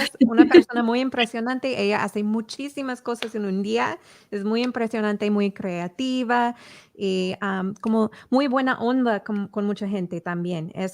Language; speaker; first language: Spanish; early bilingual, heritage; English